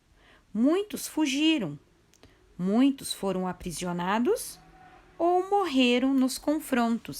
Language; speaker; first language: Portuguese; native; Portuguese